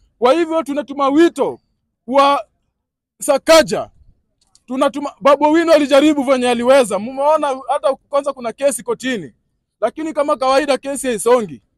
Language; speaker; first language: Swahili; native; Swahili